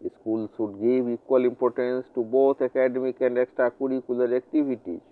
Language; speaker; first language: English; non-native, local second language; Hindi